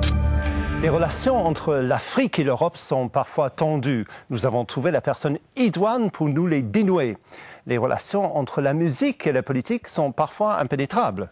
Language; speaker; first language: French; native; French